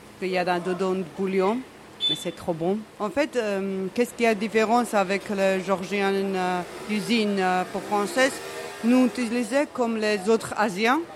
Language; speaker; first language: French; non-native, learner; Georgian